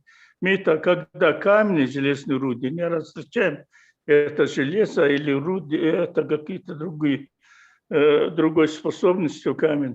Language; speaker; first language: Russian; non-native, fluent; Mongolian